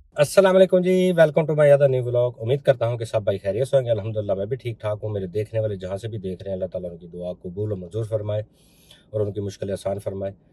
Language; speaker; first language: Urdu; non-native, local second language; Punjabi